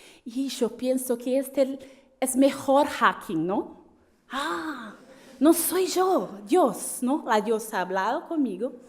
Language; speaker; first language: Spanish; non-native, fluent; Portuguese